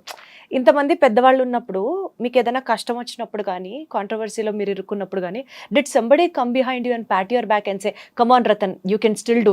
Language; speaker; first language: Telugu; native; Telugu